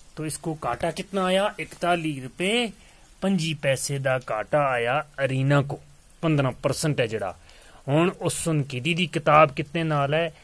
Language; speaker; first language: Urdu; non-native, local second language; Punjabi